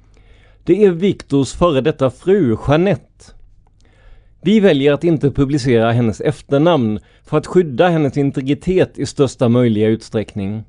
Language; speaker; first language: Swedish; native; Swedish